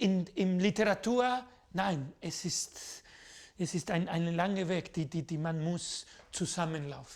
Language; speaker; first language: German; non-native, fluent; Spanish